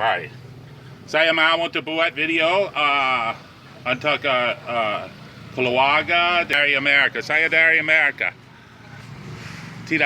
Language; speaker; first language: Indonesian; non-native, learner; English